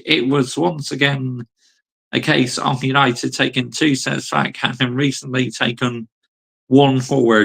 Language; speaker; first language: English; native; English